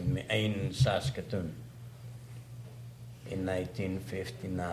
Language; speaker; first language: English; non-native, fluent; Greek